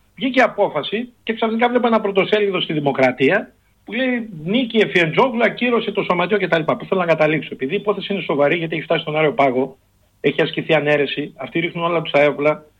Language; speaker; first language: Greek; native; Greek